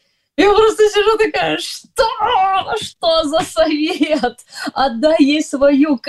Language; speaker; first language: Russian; native; Russian